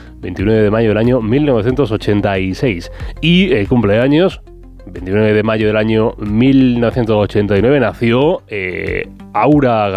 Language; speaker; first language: Spanish; native; Spanish